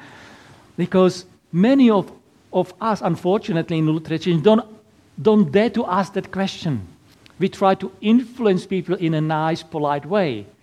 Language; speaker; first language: English; non-native, fluent; Slovak